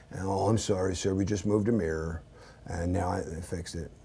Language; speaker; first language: English; native; English